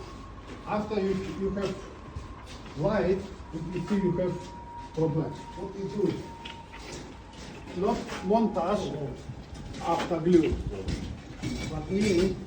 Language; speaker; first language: English; non-native, learner; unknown